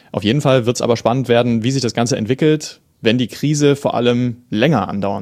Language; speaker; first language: German; native; German